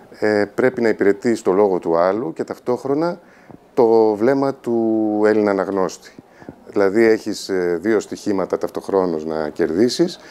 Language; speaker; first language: Greek; native; Greek